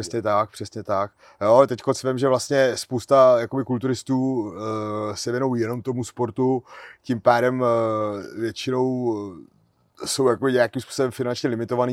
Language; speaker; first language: Czech; native; Czech